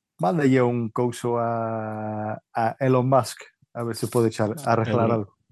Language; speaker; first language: Galician; early bilingual, heritage; Galician